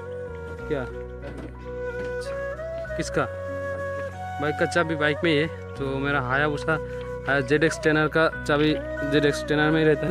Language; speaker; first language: Hindi; non-native, local second language; Bangla